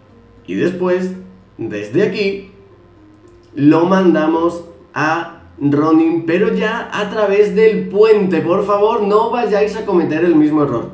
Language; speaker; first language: Spanish; native; Spanish